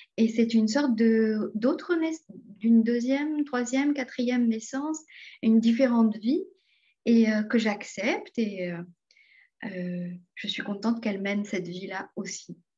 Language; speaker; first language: French; non-native, local second language; Morisyen